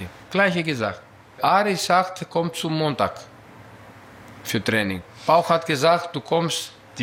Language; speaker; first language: German; non-native, fluent; Greek